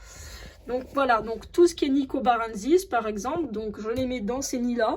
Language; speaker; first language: French; native; French